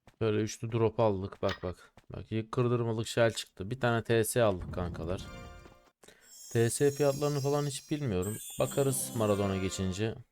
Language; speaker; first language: Turkish; native; Turkish